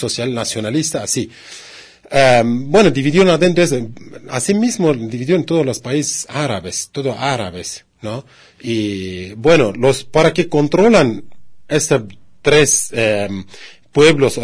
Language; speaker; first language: Spanish; non-native, learner; Kurdish